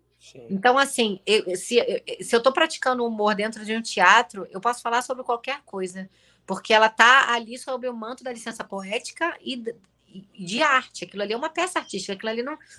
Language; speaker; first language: Portuguese; native; Portuguese